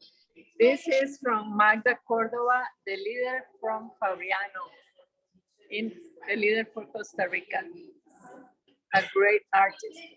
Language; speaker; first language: English; non-native, fluent; Spanish